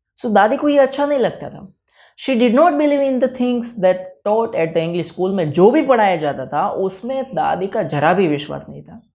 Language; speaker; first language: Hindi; non-native, local second language; Gujarati